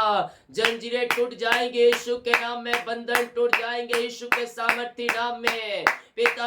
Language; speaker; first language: Hindi; native; Hindi